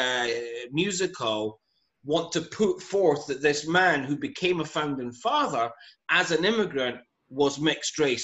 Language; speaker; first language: English; native; English